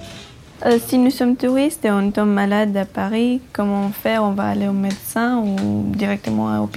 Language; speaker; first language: French; non-native, learner; Romanian